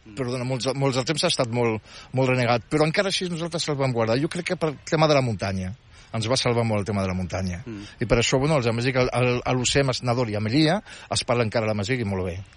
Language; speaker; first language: Catalan; non-native, fluent; Riffian